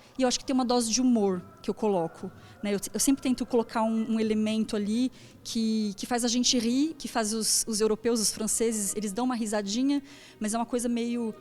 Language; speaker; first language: Portuguese; native; Portuguese